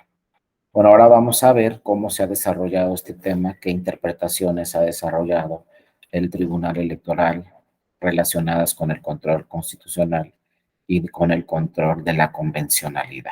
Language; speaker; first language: Spanish; native; Spanish